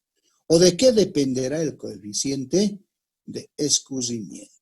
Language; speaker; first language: Spanish; native; Spanish